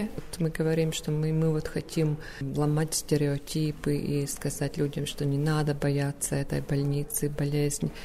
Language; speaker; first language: Russian; non-native, local second language; Latvian